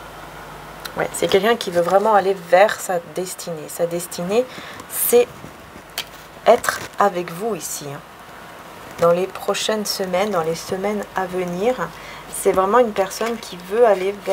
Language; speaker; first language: French; native; French